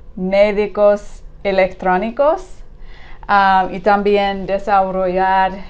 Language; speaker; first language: Spanish; non-native, learner; English